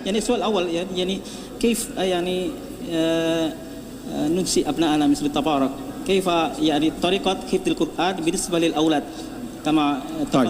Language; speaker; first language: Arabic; non-native, fluent; Indonesian